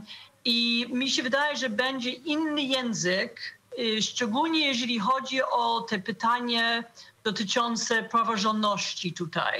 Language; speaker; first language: Polish; non-native, fluent; English